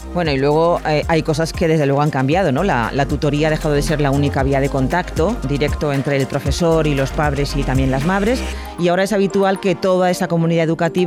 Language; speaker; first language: Spanish; native; Spanish